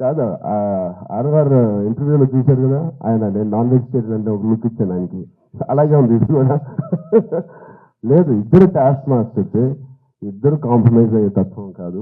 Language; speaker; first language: Telugu; native; Telugu